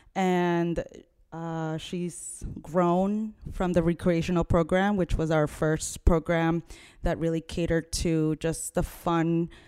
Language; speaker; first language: English; early bilingual, other home language; Spanish